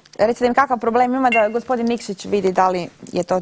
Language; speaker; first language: Croatian; native; Croatian